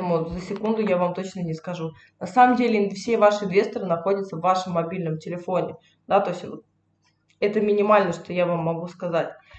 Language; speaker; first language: Russian; native; Russian